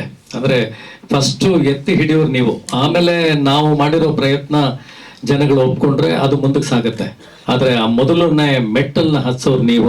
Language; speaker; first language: Kannada; native; Kannada